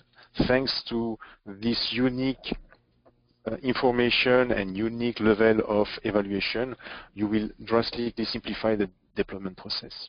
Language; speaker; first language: English; non-native, fluent; French